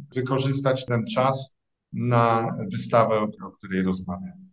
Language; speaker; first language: Polish; native; Polish